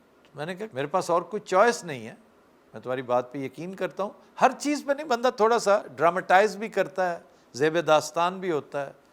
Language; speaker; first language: Urdu; native; Urdu